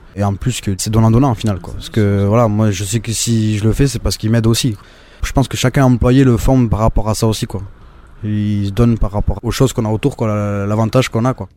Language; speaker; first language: French; native; French